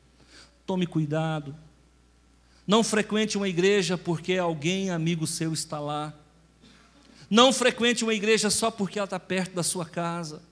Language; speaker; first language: Portuguese; native; Portuguese